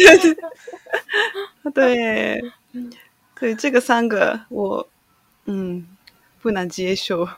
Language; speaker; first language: Chinese; non-native, learner; Japanese